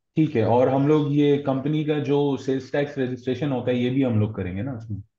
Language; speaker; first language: Urdu; native; Urdu